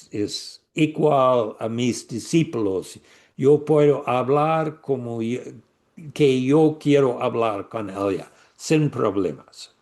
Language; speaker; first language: Spanish; non-native, learner; English